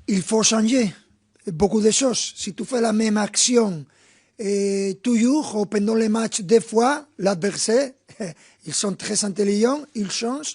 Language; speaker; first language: French; non-native, fluent; Spanish